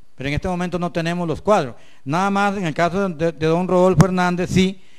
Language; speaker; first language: Spanish; native; Spanish